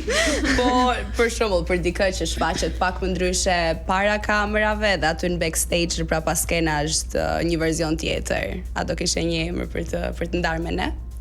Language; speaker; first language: Albanian; native; Albanian